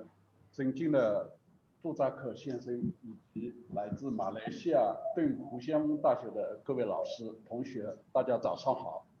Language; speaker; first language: Chinese; native; Chinese